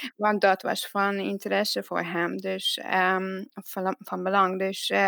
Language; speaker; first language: Dutch; non-native, fluent; Hungarian